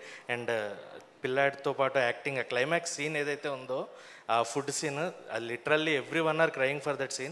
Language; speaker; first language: Telugu; native; Telugu